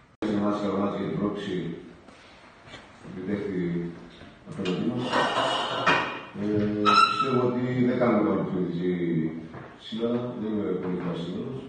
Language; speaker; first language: Greek; non-native, learner; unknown